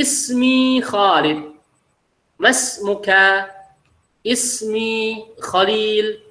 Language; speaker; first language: Arabic; non-native, fluent; Indonesian